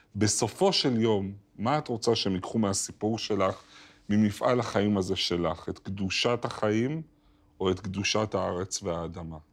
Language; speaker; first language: Hebrew; native; Hebrew